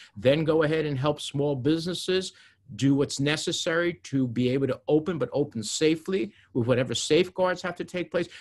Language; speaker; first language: English; early bilingual, other home language; Spanish